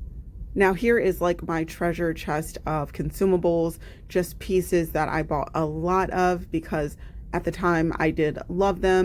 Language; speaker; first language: English; native; English